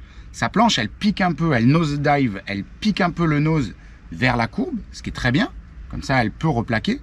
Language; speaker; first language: French; native; French